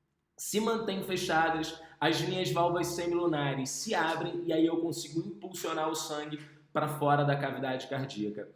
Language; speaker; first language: Portuguese; native; Portuguese